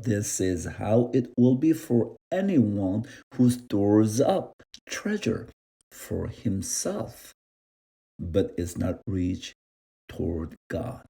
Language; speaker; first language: English; non-native, fluent; Korean